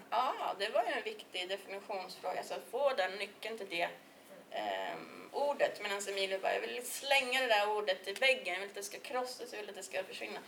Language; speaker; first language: Swedish; native; Swedish